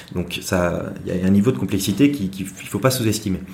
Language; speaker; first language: French; native; French